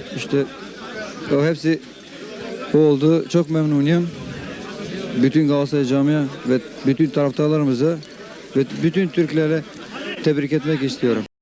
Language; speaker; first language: Turkish; non-native, learner; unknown